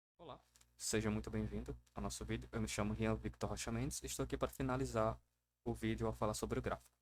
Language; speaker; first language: Portuguese; native; Portuguese